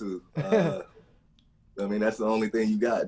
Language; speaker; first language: English; native; English